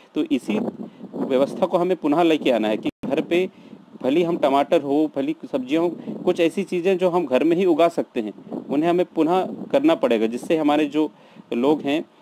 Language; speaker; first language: Hindi; native; Hindi